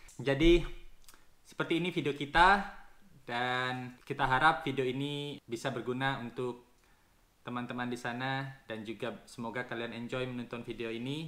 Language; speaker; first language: Indonesian; native; Indonesian